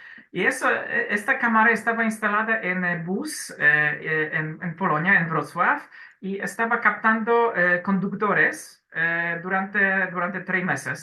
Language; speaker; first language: Spanish; non-native, learner; Polish